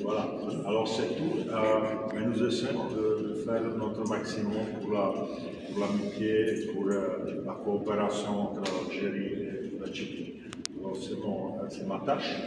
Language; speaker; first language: French; non-native, fluent; Czech